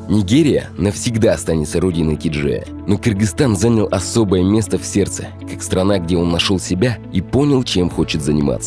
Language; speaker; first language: Russian; native; Russian